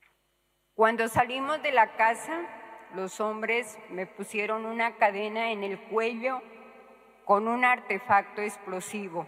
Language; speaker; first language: Spanish; native; Spanish